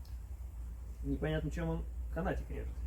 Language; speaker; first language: Russian; native; Russian